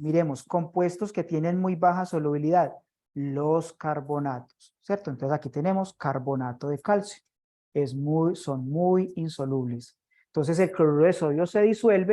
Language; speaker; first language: Spanish; native; Spanish